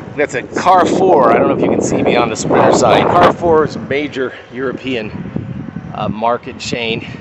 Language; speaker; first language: English; native; English